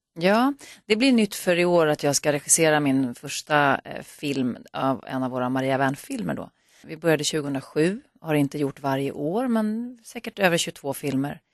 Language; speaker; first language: Swedish; native; Swedish